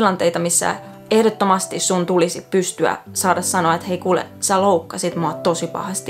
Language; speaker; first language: Finnish; native; Finnish